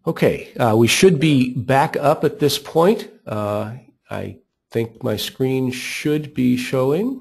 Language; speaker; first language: English; native; English